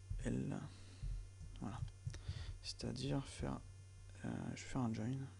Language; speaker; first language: French; native; French